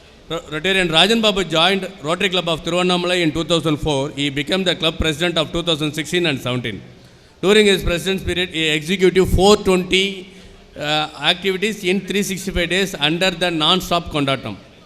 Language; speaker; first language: English; non-native, local second language; Tamil